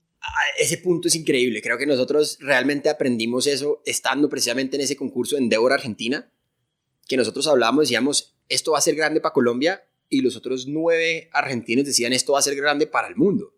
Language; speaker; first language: Spanish; native; Spanish